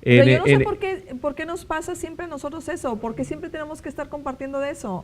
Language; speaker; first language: Spanish; native; Spanish